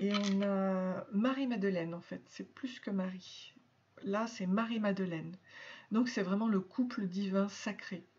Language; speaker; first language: French; native; French